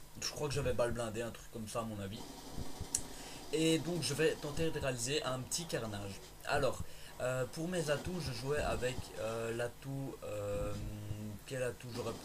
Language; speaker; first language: French; native; French